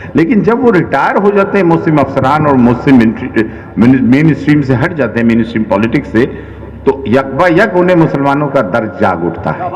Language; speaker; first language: Urdu; native; Urdu